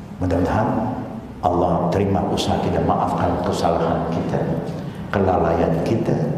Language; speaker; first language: Malay; non-native, local second language; Chinese